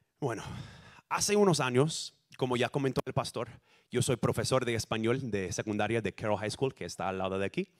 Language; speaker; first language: Spanish; non-native, fluent; English